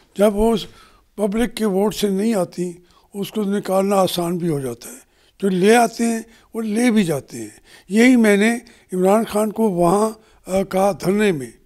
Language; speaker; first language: Urdu; native; Urdu